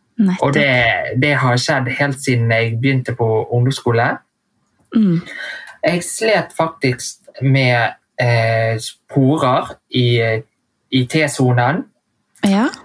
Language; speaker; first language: Norwegian; early bilingual, heritage; Vietnamese